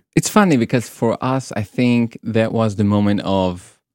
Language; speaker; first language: English; non-native, fluent; Hebrew